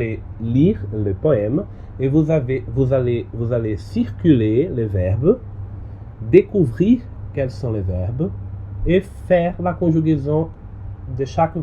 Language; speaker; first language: French; non-native, learner; Portuguese